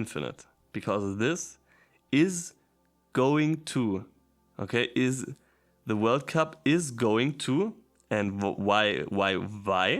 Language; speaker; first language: English; non-native, fluent; German